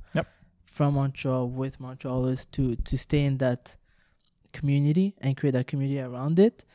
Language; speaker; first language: English; non-native, fluent; French